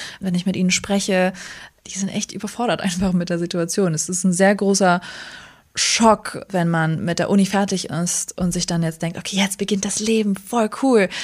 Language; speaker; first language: German; early bilingual, other home language; Kurdish